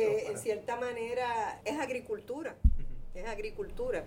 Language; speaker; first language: Spanish; native; Spanish